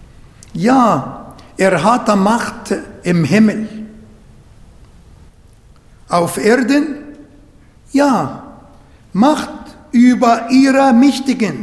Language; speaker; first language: German; non-native, fluent; Arabic